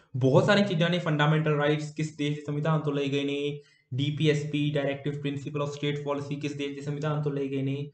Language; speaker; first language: Hindi; non-native, local second language; Punjabi